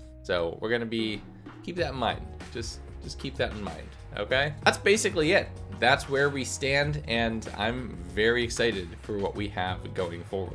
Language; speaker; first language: English; native; English